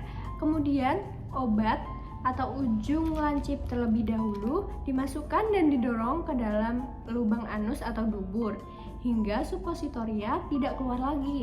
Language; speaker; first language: Indonesian; native; Indonesian